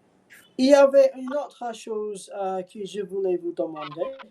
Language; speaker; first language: French; non-native, learner; English